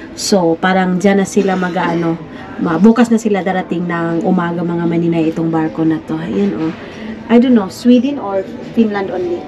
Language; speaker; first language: Filipino; non-native, local second language; Cebuano